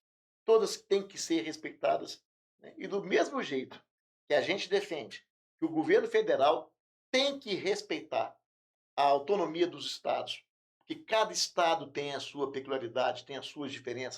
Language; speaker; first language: Portuguese; native; Portuguese